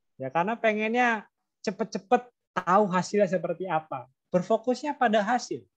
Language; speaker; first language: Indonesian; native; Indonesian